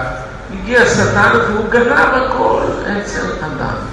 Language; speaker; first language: Hebrew; non-native, fluent; Russian